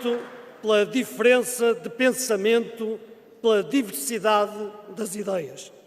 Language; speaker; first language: Portuguese; native; Portuguese